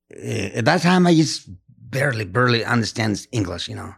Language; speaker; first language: English; non-native, fluent; Spanish